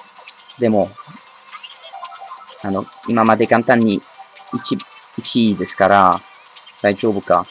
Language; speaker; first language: Japanese; non-native, learner; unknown